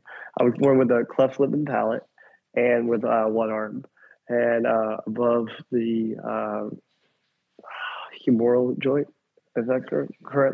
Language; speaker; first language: English; native; English